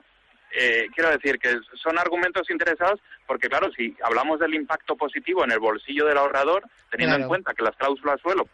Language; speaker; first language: Spanish; native; Spanish